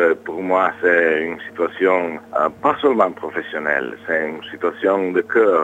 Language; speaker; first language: French; non-native, learner; Italian